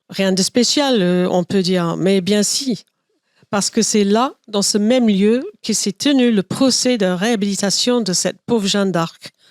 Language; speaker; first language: French; non-native, fluent; English